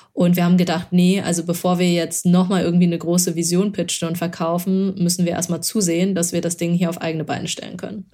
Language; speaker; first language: German; early bilingual, other home language; Chinese